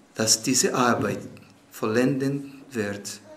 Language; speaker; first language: German; non-native, fluent; Portuguese